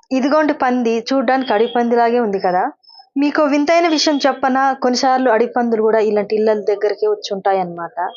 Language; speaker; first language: Telugu; native; Telugu